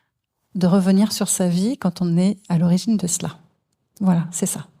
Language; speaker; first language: French; native; French